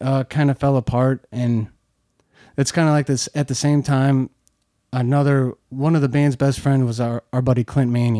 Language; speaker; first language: English; native; English